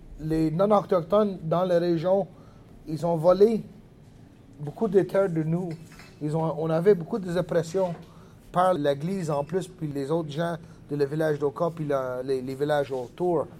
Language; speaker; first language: French; non-native, local second language; English